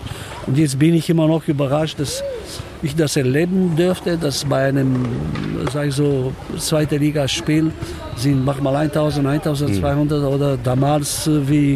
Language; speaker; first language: German; non-native, fluent; Romanian